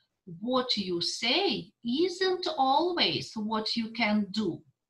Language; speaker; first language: English; non-native, fluent; Russian